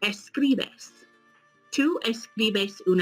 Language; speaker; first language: Spanish; non-native, fluent; English